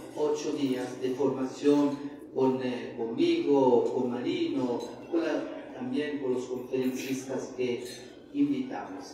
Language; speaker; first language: Spanish; non-native, fluent; Italian